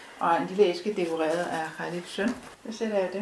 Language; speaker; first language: Danish; native; Danish